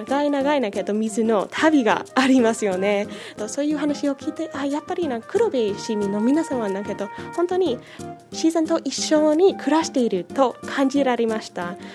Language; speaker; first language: Japanese; non-native, fluent; English